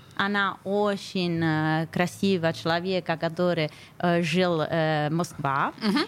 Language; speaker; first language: Russian; non-native, learner; Italian